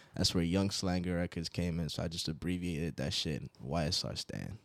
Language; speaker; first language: English; non-native, local second language; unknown